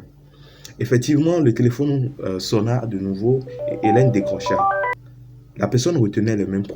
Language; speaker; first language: French; native; French